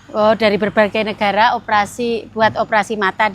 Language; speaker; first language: Indonesian; native; Indonesian